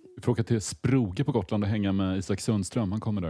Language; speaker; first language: Swedish; native; Swedish